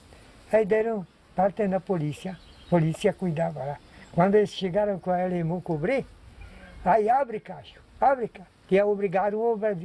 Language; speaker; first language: Portuguese; non-native, local second language; Polish